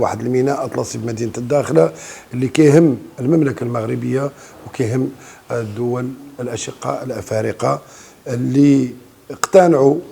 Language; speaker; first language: Arabic; native; Arabic